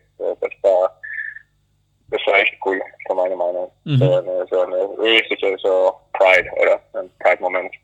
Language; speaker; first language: German; non-native, fluent; English